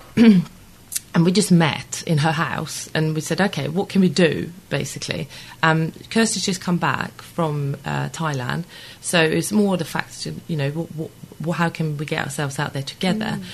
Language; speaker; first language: English; non-native, fluent; Swedish